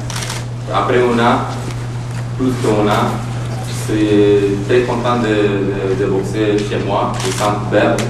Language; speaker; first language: French; non-native, fluent; Romanian